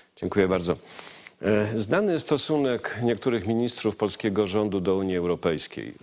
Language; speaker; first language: Polish; native; Polish